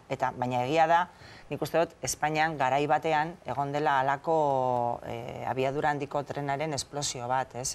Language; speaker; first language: Basque; non-native, local second language; Spanish